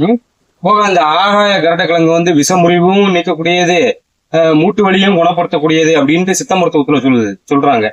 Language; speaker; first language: Tamil; native; Tamil